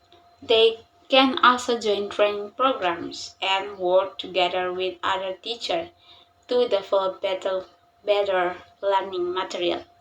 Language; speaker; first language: English; non-native, learner; Indonesian